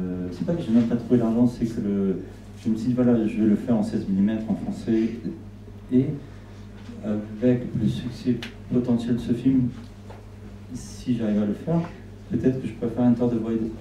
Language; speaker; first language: French; non-native, fluent; Spanish